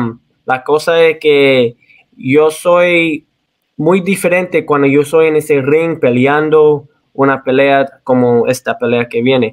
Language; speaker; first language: Spanish; early bilingual, heritage; Spanish